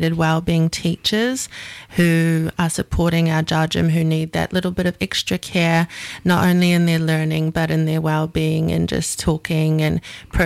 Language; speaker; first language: English; native; English